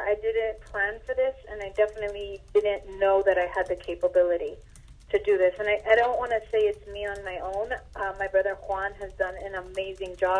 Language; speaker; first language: English; early bilingual, other home language; Spanish